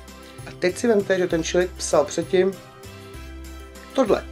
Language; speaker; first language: Czech; native; Czech